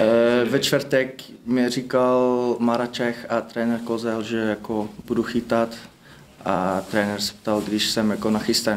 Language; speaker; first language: Czech; non-native, fluent; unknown